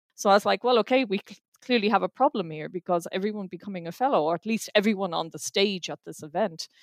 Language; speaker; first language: English; native; English